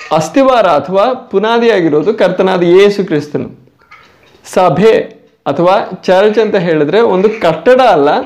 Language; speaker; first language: Kannada; non-native, local second language; Malayalam